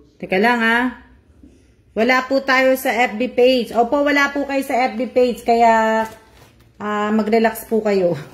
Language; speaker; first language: Filipino; native; Filipino